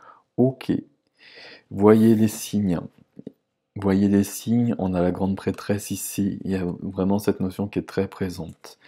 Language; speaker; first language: French; native; French